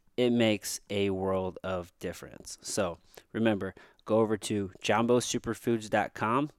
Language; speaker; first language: English; native; English